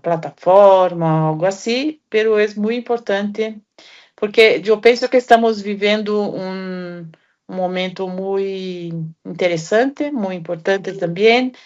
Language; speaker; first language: Portuguese; non-native, fluent; Spanish